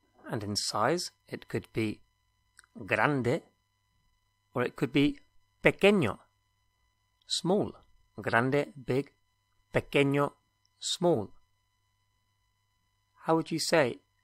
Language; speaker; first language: English; native; English